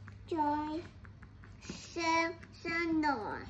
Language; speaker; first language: Chinese; non-native, local second language; Cantonese